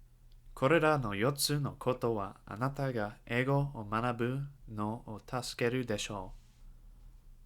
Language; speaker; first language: Japanese; non-native, learner; English